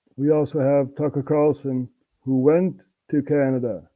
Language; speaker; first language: English; non-native, fluent; Dutch